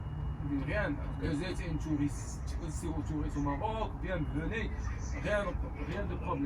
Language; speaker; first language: French; non-native, local second language; Arabic